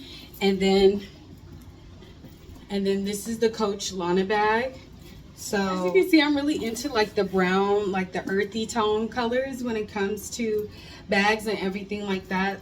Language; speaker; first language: English; native; English